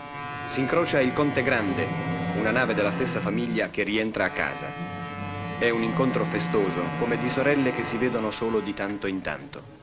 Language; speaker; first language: Italian; native; Italian